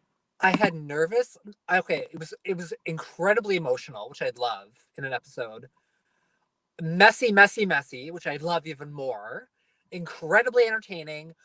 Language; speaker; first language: English; native; English